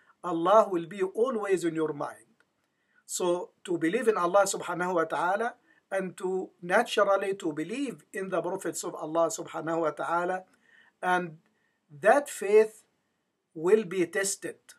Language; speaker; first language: English; non-native, fluent; Arabic